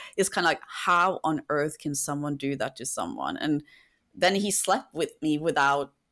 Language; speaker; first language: English; non-native, fluent; Norwegian